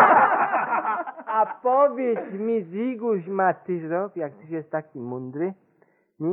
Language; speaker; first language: Polish; native; Polish